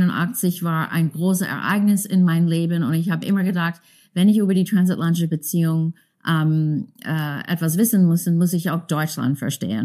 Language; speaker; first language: German; non-native, fluent; English